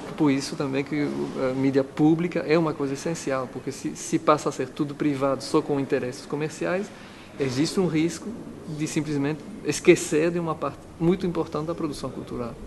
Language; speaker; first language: Portuguese; non-native, fluent; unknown